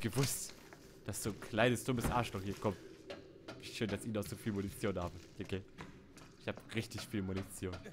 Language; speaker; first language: German; native; German